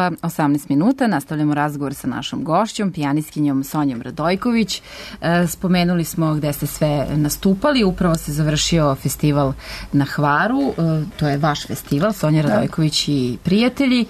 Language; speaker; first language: Serbian; native; Serbian